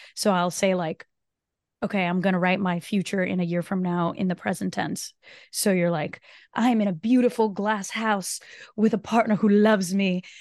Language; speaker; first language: English; non-native, fluent; Portuguese